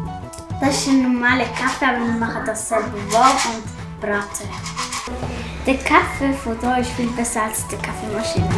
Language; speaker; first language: German; early bilingual, other home language; Tigrinya